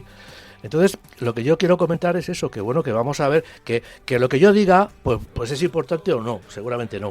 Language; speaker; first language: Spanish; native; Spanish